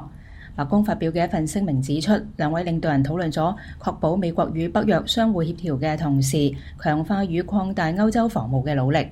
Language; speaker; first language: Chinese; non-native, local second language; Cantonese